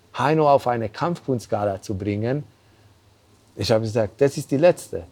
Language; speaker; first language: German; non-native, fluent; Hungarian